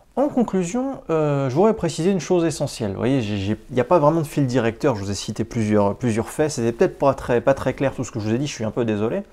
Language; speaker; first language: French; native; French